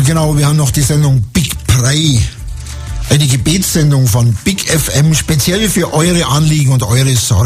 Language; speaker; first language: German; native; German